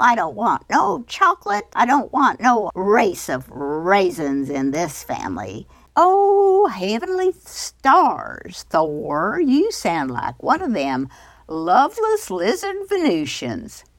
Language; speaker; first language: English; early bilingual, other home language; Spanish